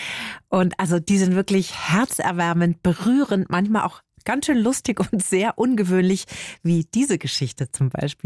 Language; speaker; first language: German; native; German